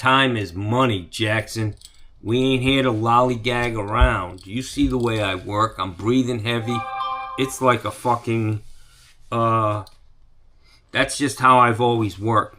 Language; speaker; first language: English; native; English